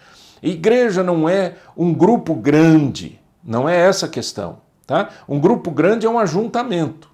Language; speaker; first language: Portuguese; native; Portuguese